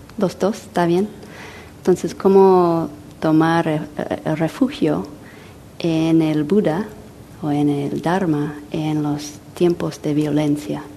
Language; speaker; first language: Spanish; non-native, fluent; English